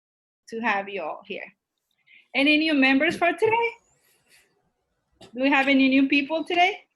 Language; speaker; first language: English; non-native, fluent; Spanish